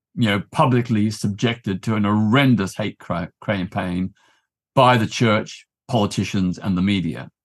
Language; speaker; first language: English; native; English